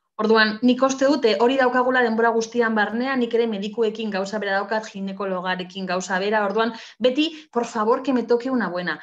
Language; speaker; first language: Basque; non-native, local second language; Spanish